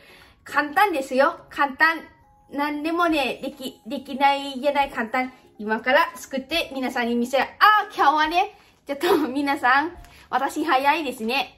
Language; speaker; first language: Japanese; non-native, learner; Lao